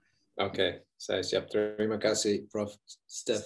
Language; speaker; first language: Indonesian; non-native, learner; English